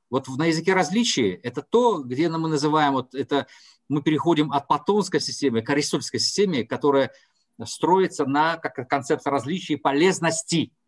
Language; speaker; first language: Russian; non-native, local second language; Tajik